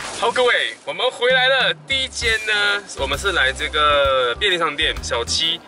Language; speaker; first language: Chinese; native; Chinese